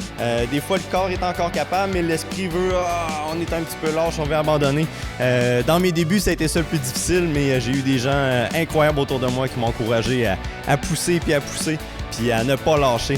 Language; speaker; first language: French; native; French